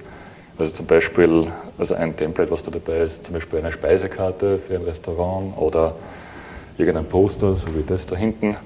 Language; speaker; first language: German; native; German